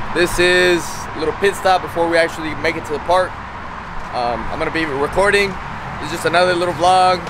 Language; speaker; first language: English; early bilingual, other home language; Spanish